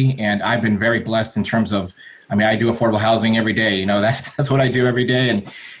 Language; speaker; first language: English; native; English